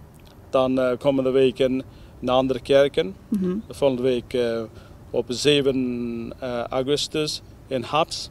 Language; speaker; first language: Dutch; non-native, learner; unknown